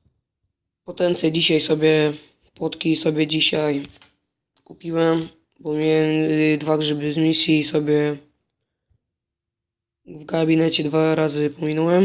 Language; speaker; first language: Polish; native; Polish